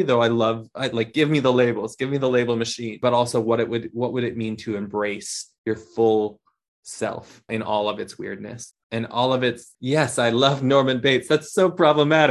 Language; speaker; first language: English; native; English